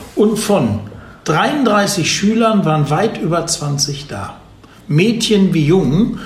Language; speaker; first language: German; native; German